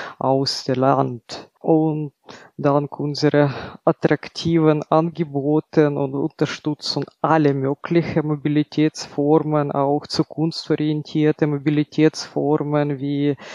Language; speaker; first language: German; non-native, fluent; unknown